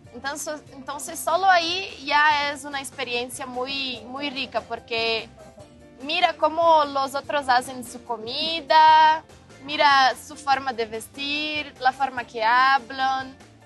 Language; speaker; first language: Spanish; non-native, learner; Portuguese